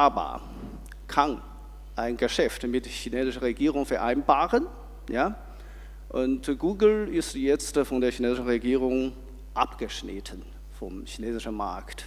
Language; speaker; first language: German; non-native, fluent; Chinese